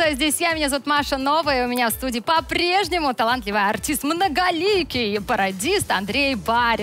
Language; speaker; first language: Russian; native; Russian